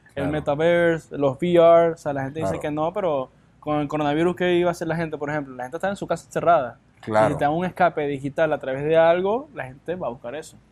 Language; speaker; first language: Spanish; native; Spanish